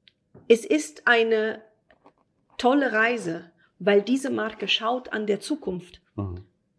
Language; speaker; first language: German; non-native, fluent; Italian